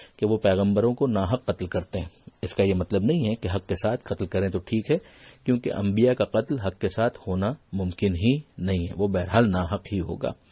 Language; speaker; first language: Urdu; native; Urdu